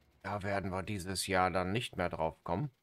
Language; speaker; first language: German; native; German